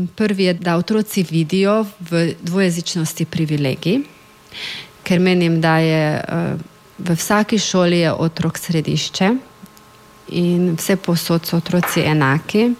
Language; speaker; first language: Slovenian; native; Slovenian